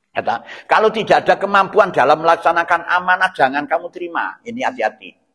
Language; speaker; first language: Indonesian; non-native, local second language; Javanese